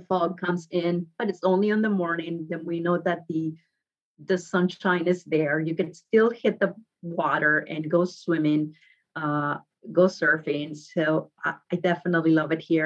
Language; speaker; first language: English; non-native, fluent; Spanish